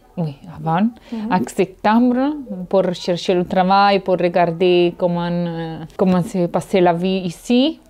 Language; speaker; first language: French; non-native, learner; Italian